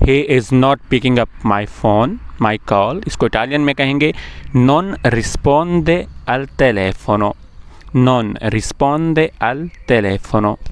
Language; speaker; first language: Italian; non-native, fluent; Urdu